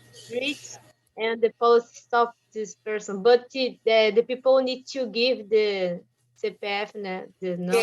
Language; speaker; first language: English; non-native, learner; Portuguese